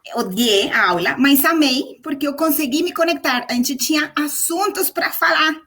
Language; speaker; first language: Portuguese; non-native, fluent; Spanish